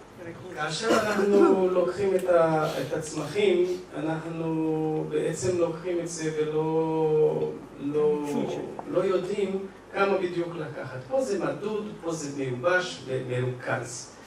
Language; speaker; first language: Hebrew; non-native, fluent; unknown